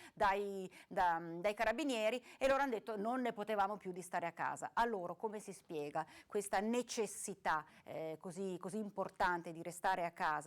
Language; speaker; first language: Italian; native; Italian